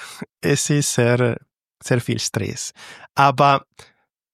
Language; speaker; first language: German; non-native, fluent; Spanish